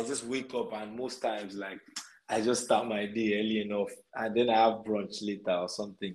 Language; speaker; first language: English; non-native, local second language; Yoruba